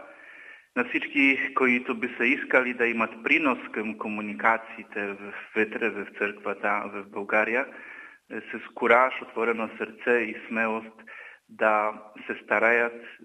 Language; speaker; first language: Bulgarian; non-native, fluent; Polish